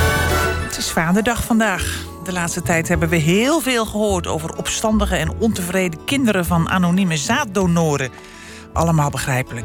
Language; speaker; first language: Dutch; native; Dutch